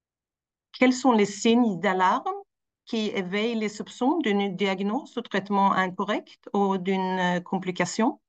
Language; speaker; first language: French; non-native, fluent; Swedish